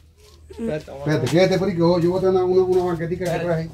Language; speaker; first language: Spanish; native; Spanish